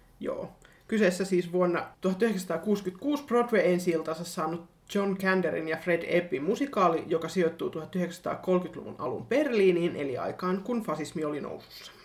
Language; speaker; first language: Finnish; native; Finnish